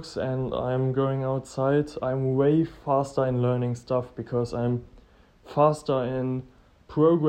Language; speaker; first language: English; non-native, fluent; German